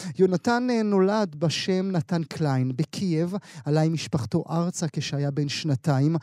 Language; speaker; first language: Hebrew; native; Hebrew